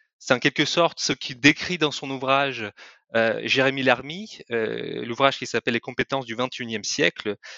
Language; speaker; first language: French; non-native, fluent; Russian